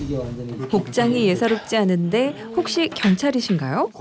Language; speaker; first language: Korean; native; Korean